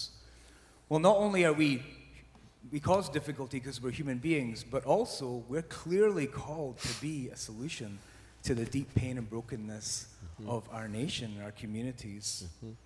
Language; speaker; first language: English; native; English